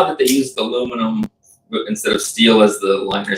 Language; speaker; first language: English; native; English